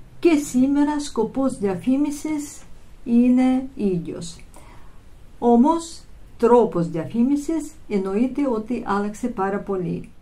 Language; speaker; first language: Greek; non-native, fluent; Russian